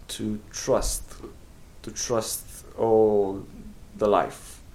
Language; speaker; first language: English; non-native, fluent; Romanian